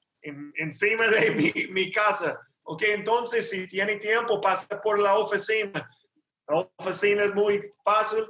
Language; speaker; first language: Spanish; non-native, learner; English